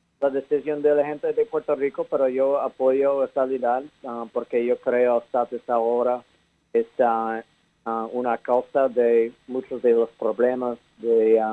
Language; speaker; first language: Spanish; early bilingual, heritage; English